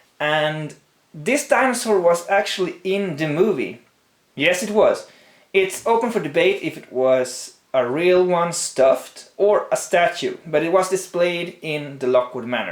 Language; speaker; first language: English; non-native, fluent; Swedish